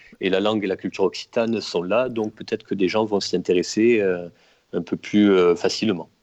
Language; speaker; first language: French; native; French